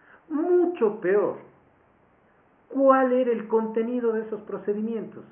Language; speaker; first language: Spanish; native; Spanish